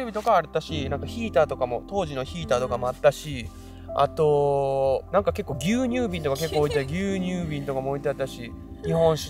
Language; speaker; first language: Japanese; native; Japanese